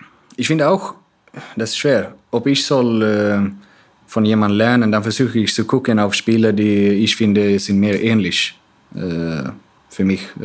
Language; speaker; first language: German; non-native, fluent; Swedish